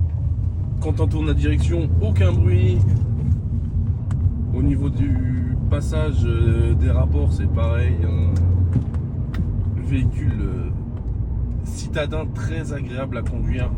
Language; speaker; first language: French; native; French